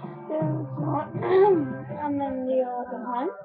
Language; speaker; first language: Swedish; non-native, learner; Korean